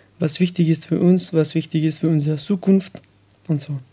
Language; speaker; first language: German; non-native, learner; Persian